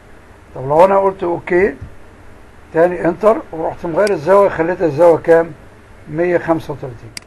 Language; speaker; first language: Arabic; native; Arabic